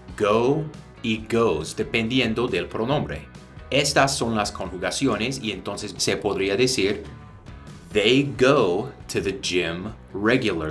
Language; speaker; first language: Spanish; non-native, fluent; English